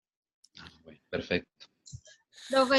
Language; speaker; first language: Spanish; native; Spanish